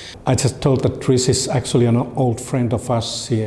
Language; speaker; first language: English; non-native, fluent; Finnish